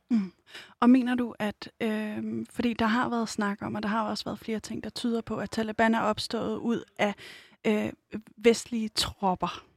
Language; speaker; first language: Danish; native; Danish